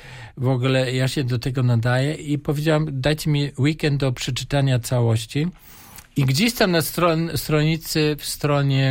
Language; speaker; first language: Polish; non-native, fluent; German